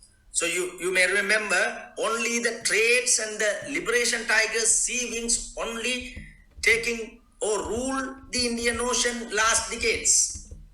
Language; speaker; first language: English; non-native, local second language; Tamil